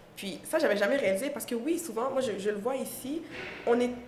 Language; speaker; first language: French; non-native, local second language; Mossi